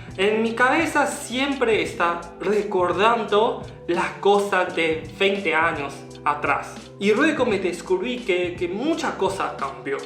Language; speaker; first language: Spanish; non-native, learner; Chinese